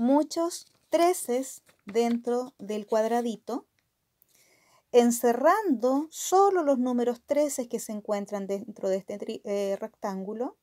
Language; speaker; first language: Spanish; native; Spanish